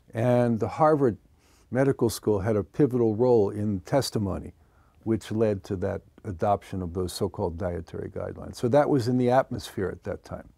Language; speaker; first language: English; native; English